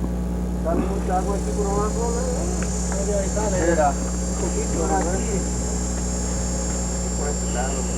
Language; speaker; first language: Spanish; non-native, fluent; English